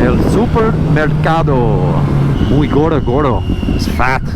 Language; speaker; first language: Spanish; non-native, learner; English